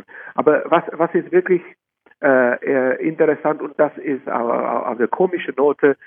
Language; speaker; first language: German; non-native, fluent; Czech